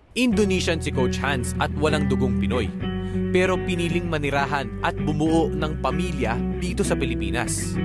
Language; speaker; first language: Filipino; native; Filipino